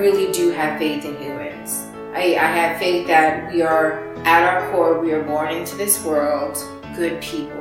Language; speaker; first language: English; native; English